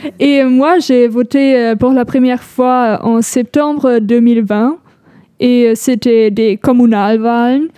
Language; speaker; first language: French; non-native, fluent; German